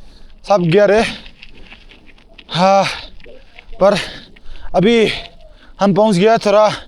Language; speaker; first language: Hindi; non-native, local second language; Mizo